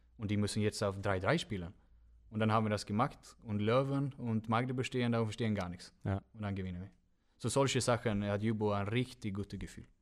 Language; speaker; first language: German; non-native, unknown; Swedish